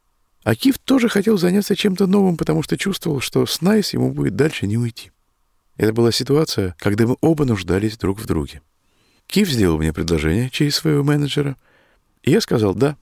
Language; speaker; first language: Russian; native; Russian